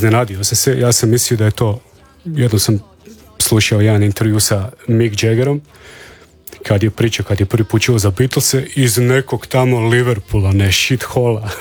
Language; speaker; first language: Serbian; native; Serbian